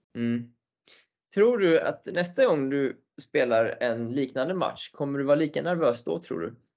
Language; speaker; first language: Swedish; native; Swedish